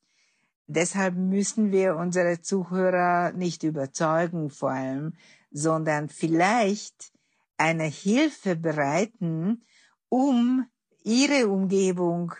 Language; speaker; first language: German; non-native, fluent; Hungarian